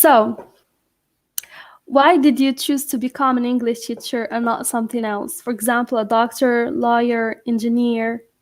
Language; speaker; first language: English; non-native, fluent; Arabic